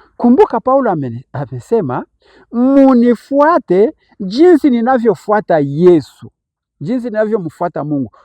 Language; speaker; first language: Swahili; native; Swahili